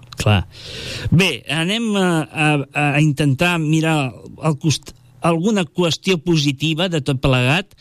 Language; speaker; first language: Catalan; native; Catalan